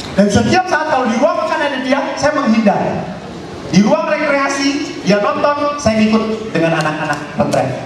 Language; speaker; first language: Indonesian; non-native, local second language; Javanese